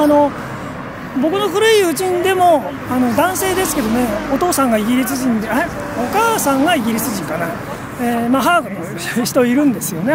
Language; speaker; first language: Japanese; native; Japanese